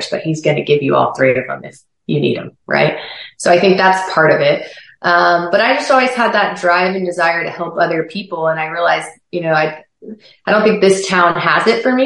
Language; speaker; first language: English; native; English